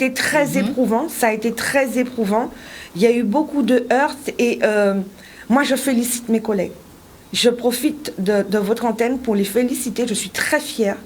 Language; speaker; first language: French; native; French